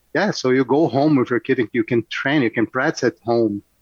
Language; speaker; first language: English; non-native, fluent; Portuguese